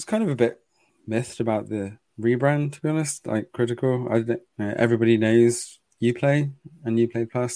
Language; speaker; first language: English; native; English